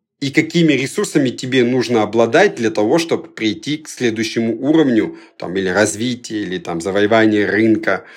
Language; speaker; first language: Russian; early bilingual, other home language; Georgian